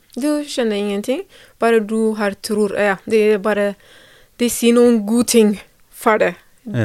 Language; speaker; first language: Norwegian; non-native, learner; Tigrinya